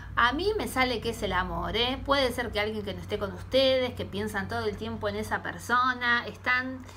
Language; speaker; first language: Spanish; native; Spanish